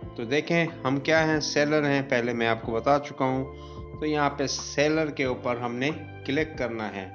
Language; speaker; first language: Urdu; non-native, local second language; Punjabi